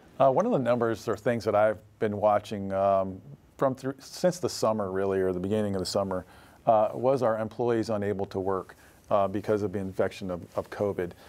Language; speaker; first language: English; native; English